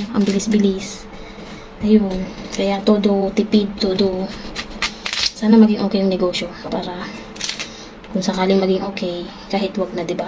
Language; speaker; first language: Filipino; native; Filipino